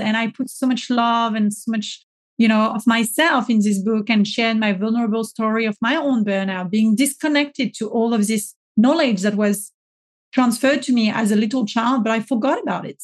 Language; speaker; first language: English; non-native, fluent; French